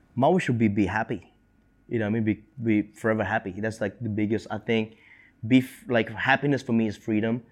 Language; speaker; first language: English; early bilingual, other home language; Indonesian